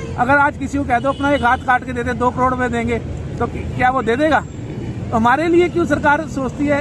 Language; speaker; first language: Hindi; native; Hindi